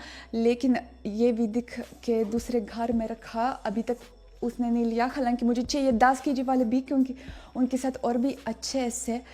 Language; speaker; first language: Hindi; non-native, fluent; Russian